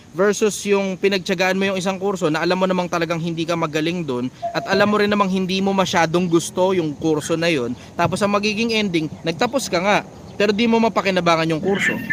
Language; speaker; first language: Filipino; native; Filipino